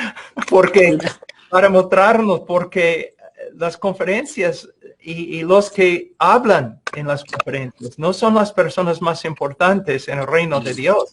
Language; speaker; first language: Spanish; non-native, fluent; English